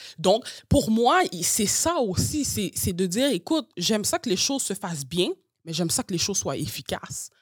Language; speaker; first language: French; early bilingual, other home language; Haitian Creole